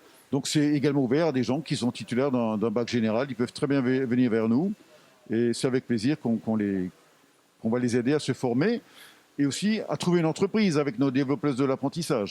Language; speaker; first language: French; native; French